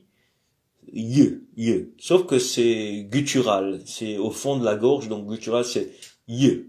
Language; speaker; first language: French; native; French